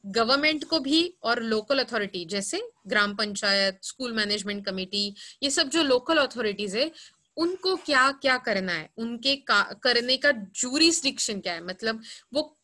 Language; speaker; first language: Hindi; non-native, local second language; Marathi